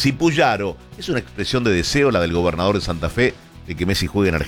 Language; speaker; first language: Spanish; native; Spanish